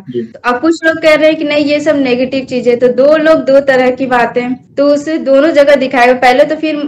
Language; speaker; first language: Hindi; native; Hindi